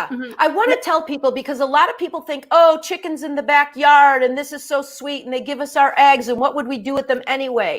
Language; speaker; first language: English; native; English